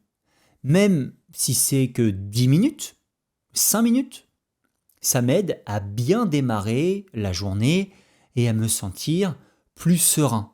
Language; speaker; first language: French; native; French